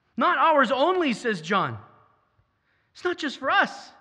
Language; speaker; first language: English; native; English